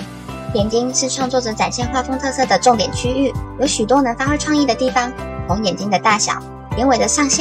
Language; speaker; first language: Chinese; native; Chinese